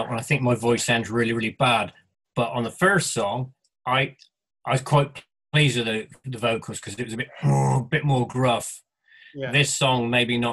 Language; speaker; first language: English; native; English